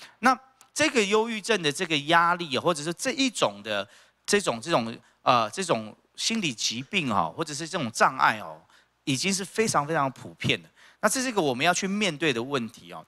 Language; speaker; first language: Chinese; native; Chinese